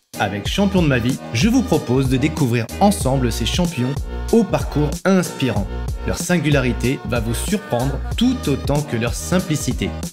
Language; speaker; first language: French; native; French